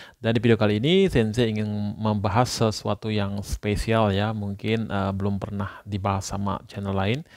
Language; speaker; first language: Indonesian; native; Indonesian